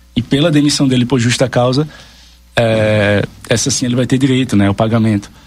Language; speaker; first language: Portuguese; native; Portuguese